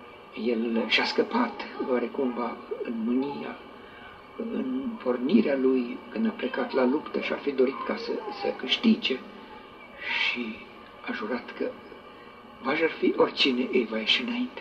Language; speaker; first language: Romanian; native; Romanian